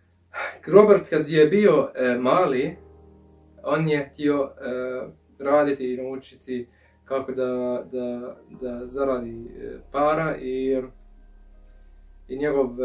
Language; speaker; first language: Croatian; early bilingual, heritage; English